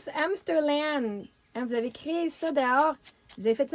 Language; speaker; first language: French; native; French